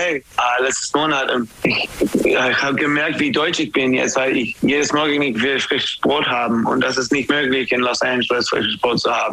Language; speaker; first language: German; non-native, fluent; English